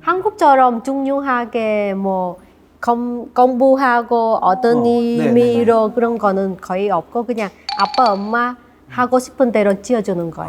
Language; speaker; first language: Korean; non-native, learner; Vietnamese